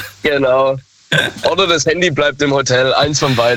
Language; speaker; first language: German; native; German